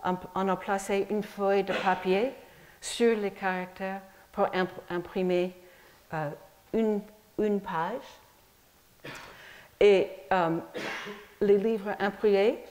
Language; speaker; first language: French; non-native, fluent; English